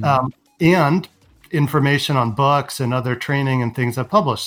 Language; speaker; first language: English; native; English